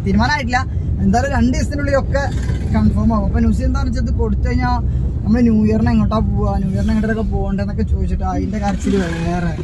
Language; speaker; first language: Malayalam; native; Malayalam